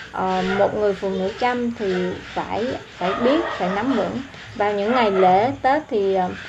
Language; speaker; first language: Vietnamese; non-native, local second language; Eastern Cham